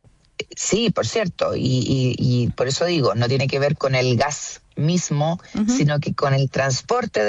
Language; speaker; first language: Spanish; native; Spanish